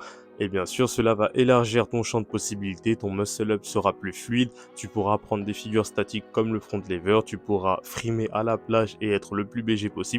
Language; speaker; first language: French; native; French